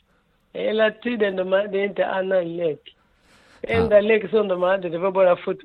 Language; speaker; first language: Swedish; non-native, learner; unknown